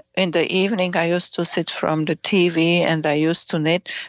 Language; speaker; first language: English; non-native, fluent; Romanian